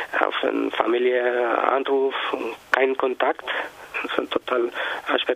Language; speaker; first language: German; non-native, learner; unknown